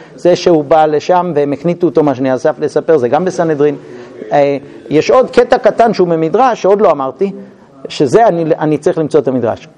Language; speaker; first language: Hebrew; non-native, fluent; English